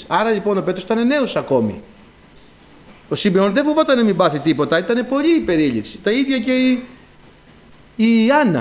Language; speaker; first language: Greek; native; Greek